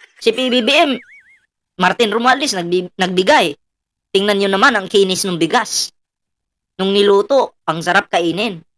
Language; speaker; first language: Filipino; non-native, local second language; Cebuano